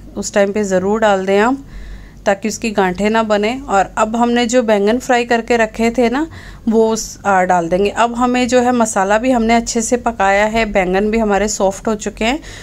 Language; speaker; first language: Hindi; non-native, local second language; Punjabi